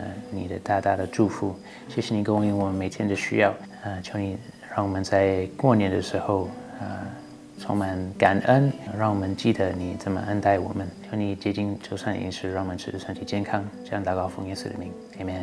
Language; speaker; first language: Chinese; non-native, fluent; English